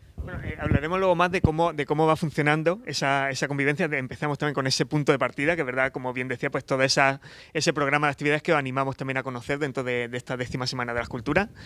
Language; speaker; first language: Spanish; native; Spanish